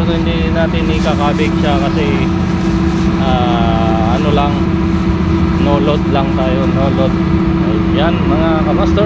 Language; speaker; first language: Filipino; native; Filipino